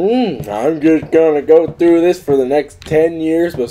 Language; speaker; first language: English; native; English